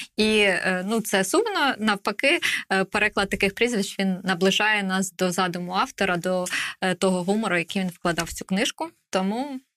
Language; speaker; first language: Ukrainian; native; Ukrainian